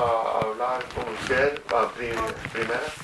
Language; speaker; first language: Spanish; non-native, learner; English